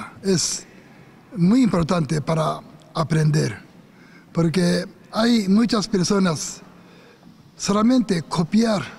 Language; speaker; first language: Spanish; non-native, learner; Japanese